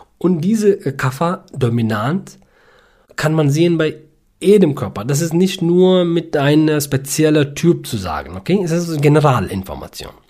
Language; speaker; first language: German; non-native, learner; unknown